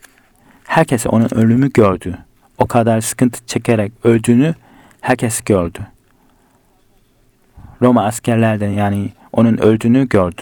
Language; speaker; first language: Turkish; non-native, fluent; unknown